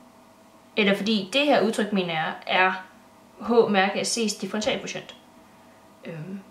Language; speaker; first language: Danish; native; Danish